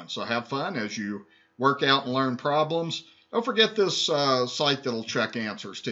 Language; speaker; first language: English; native; English